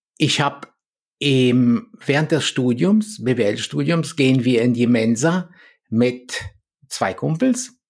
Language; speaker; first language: German; early bilingual, other home language; Polish